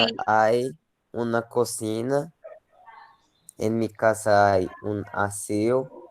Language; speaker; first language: Spanish; non-native, learner; Portuguese